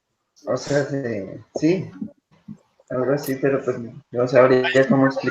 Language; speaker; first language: Spanish; native; Spanish